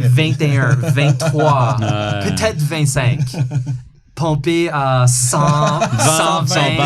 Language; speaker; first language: French; non-native, fluent; English